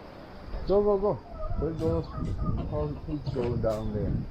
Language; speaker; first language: English; non-native, learner; Tibetan